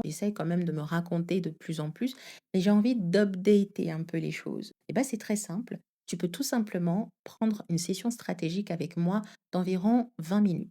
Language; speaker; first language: French; native; French